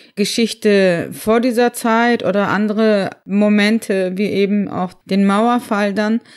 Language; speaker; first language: German; early bilingual, other home language; Turkish